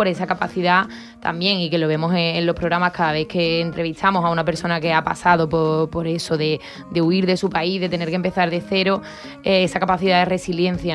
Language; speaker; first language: Spanish; native; Spanish